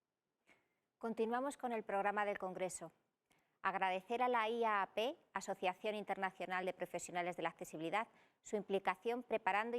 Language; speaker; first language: Spanish; native; Spanish